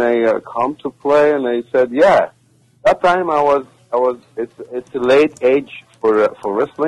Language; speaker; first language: English; non-native, learner; Arabic